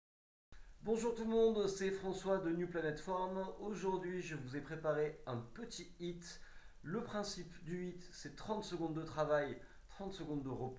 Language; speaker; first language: French; native; French